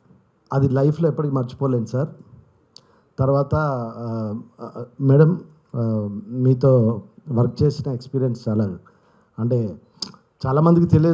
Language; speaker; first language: Telugu; native; Telugu